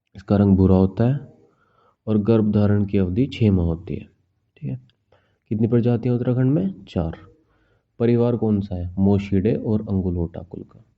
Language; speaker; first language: Hindi; native; Hindi